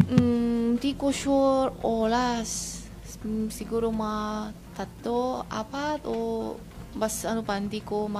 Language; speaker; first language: Filipino; non-native, learner; Chinese